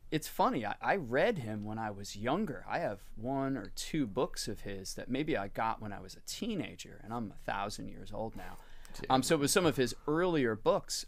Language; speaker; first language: English; native; English